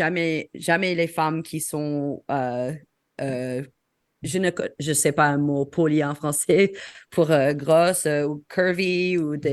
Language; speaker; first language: French; non-native, fluent; English